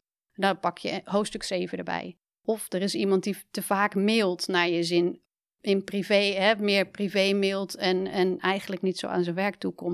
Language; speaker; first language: Dutch; native; Dutch